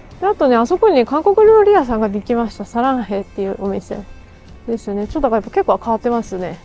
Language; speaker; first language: Japanese; native; Japanese